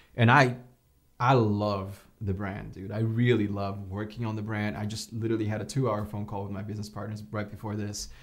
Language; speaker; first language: English; non-native, fluent; Portuguese